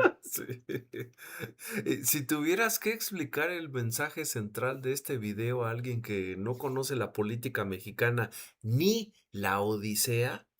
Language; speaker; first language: Spanish; native; Spanish